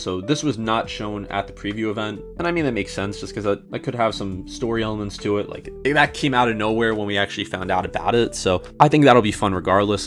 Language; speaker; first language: English; native; English